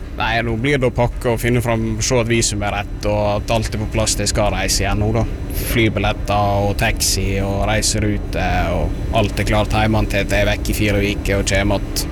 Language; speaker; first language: Norwegian; native; Norwegian